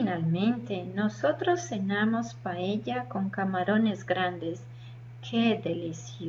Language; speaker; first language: Spanish; non-native, learner; English